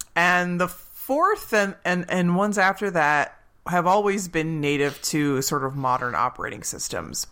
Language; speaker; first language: English; native; English